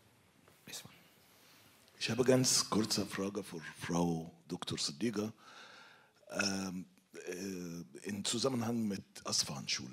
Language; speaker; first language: German; non-native, fluent; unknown